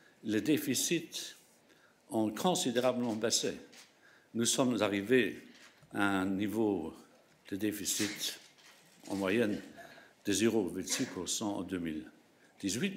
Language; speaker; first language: French; non-native, local second language; Luxembourgish